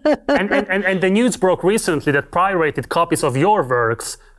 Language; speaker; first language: English; non-native, fluent; Hungarian